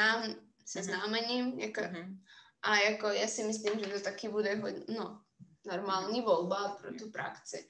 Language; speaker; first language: Czech; non-native, fluent; Russian